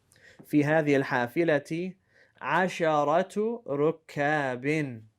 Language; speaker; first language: Arabic; non-native, fluent; English